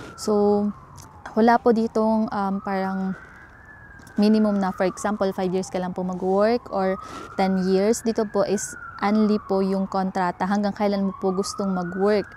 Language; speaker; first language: Filipino; native; Filipino